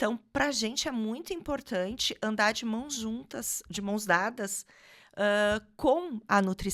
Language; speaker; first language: Portuguese; native; Portuguese